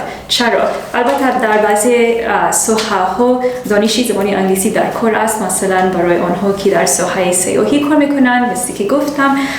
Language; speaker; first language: Persian; non-native, learner; English